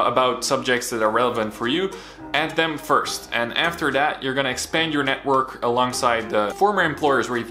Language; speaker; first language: English; non-native, fluent; Dutch